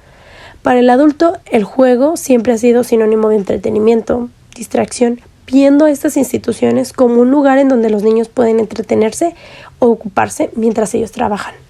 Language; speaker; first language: Spanish; native; Spanish